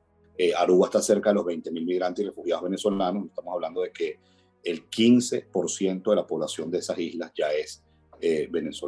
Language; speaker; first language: Spanish; native; Spanish